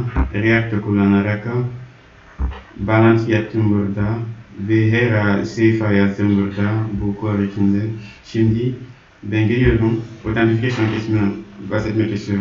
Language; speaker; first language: Turkish; non-native, learner; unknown